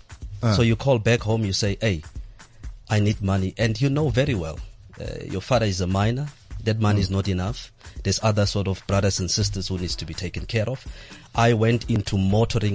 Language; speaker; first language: English; non-native, local second language; Southern Sotho